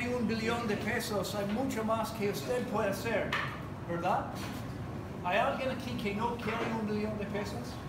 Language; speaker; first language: Spanish; non-native, learner; English